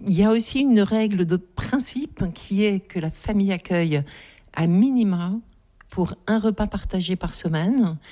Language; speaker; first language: French; native; French